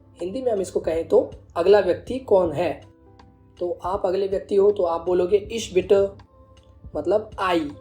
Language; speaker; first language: Hindi; native; Hindi